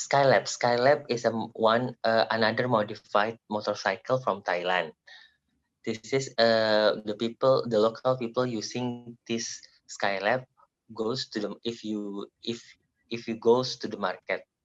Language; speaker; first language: English; non-native, learner; Indonesian